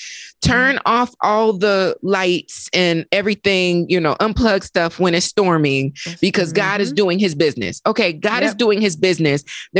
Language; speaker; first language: English; native; English